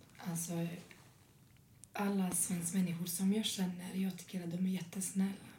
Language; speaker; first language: Swedish; non-native, learner; Arabic